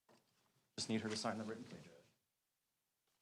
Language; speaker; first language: English; native; English